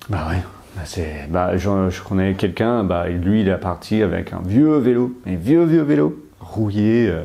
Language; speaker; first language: French; non-native, fluent; English